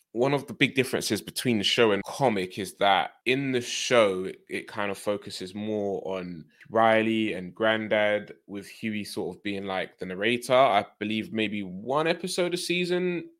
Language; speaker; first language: English; native; English